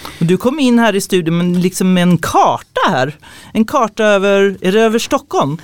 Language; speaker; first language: Swedish; native; Swedish